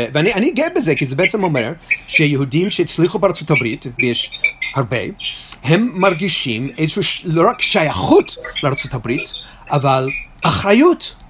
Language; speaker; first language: Hebrew; non-native, fluent; English